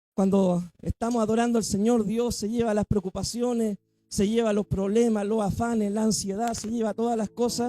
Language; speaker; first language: Spanish; native; Spanish